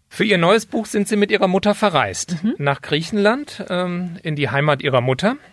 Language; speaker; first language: German; native; German